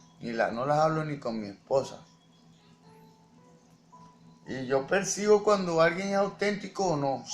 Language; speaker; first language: Spanish; native; Spanish